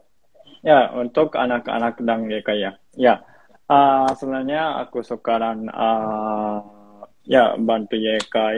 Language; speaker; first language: Indonesian; non-native, fluent; Japanese